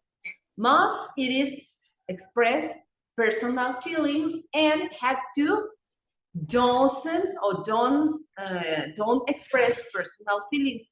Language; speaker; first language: English; non-native, fluent; Spanish